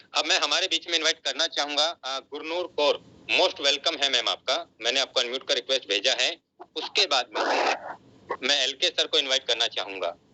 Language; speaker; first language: Hindi; native; Hindi